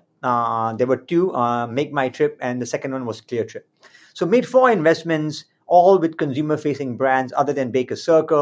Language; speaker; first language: English; native; English